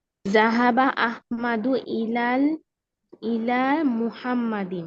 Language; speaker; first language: Arabic; non-native, learner; Bangla